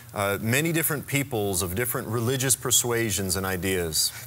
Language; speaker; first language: English; native; English